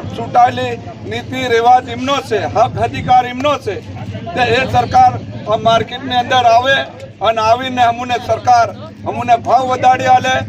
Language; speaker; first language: Gujarati; non-native, local second language; Rathawi